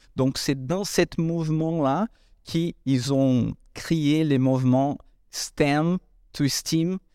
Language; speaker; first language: French; non-native, fluent; Portuguese